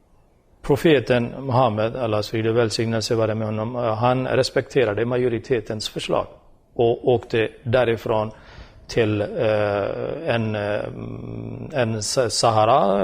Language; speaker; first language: Swedish; non-native, fluent; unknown